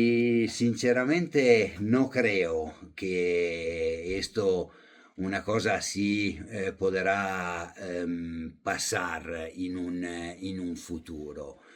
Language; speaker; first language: Spanish; non-native, fluent; Italian